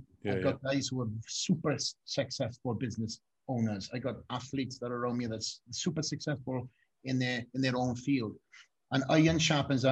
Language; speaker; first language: English; native; English